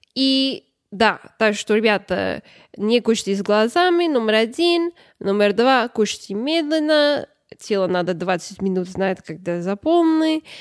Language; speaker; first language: Russian; non-native, fluent; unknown